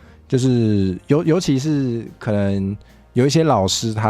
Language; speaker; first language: Chinese; native; Chinese